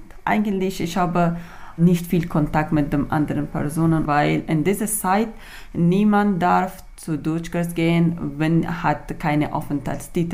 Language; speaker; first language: German; non-native, learner; Persian